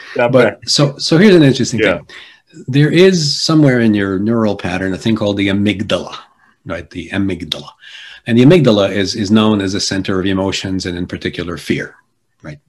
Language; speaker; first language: English; early bilingual, other home language; Polish